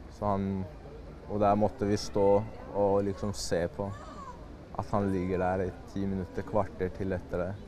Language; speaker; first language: Norwegian; early bilingual, other home language; Chechen